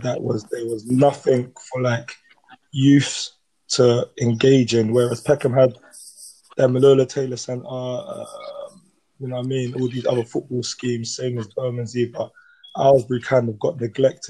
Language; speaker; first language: English; native; English